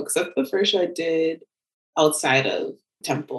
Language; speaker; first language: English; native; English